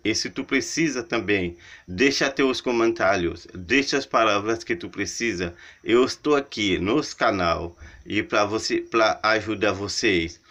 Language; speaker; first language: Portuguese; non-native, learner; Haitian Creole